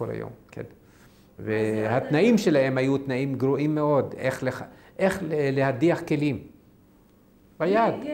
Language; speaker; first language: Hebrew; non-native, fluent; Arabic